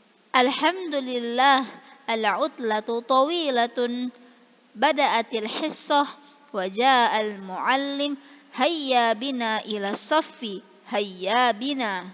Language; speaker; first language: Arabic; non-native, fluent; Indonesian